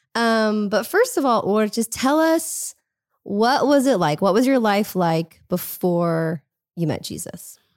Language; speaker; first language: English; native; English